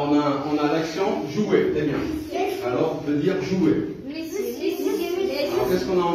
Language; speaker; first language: French; non-native, local second language; Arabic